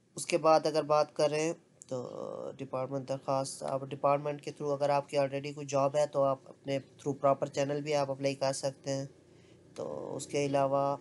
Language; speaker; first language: Urdu; non-native, local second language; Punjabi